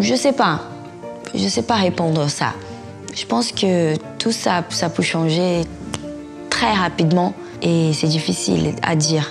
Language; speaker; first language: French; non-native, fluent; Portuguese